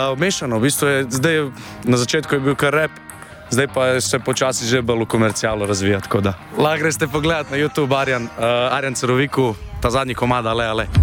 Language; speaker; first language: Slovenian; native; Slovenian